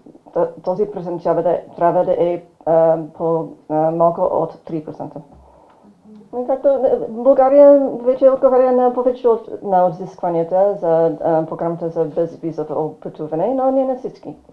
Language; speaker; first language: Bulgarian; non-native, fluent; English